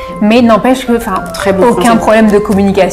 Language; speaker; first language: French; native; French